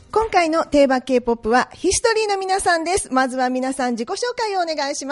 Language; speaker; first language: Japanese; native; Japanese